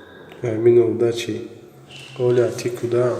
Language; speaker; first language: Russian; non-native, learner; Tajik